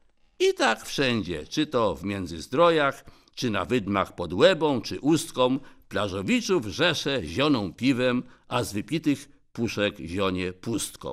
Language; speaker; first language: Polish; native; Polish